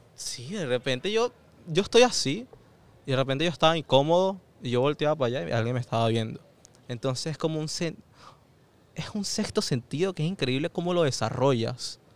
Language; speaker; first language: Spanish; native; Spanish